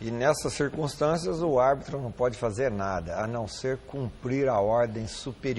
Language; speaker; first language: Portuguese; native; Portuguese